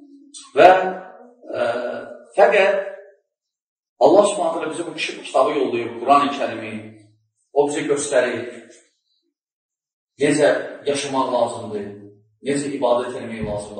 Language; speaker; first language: Turkish; non-native, learner; Azerbaijani